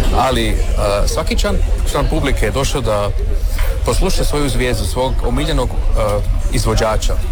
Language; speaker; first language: Croatian; early bilingual, heritage; Croatian